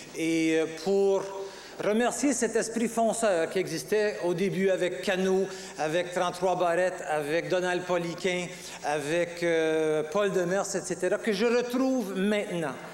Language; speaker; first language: French; native; French